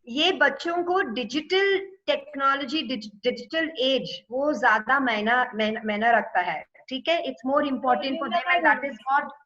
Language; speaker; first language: Hindi; non-native, local second language; Tamil